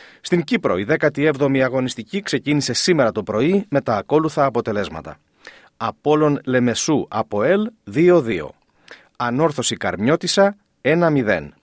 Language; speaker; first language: Greek; native; Greek